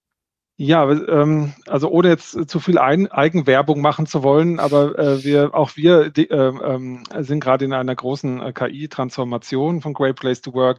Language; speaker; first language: German; native; German